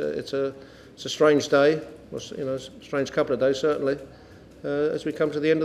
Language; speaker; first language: English; native; English